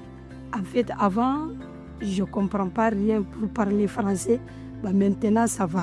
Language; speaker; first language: French; non-native, learner; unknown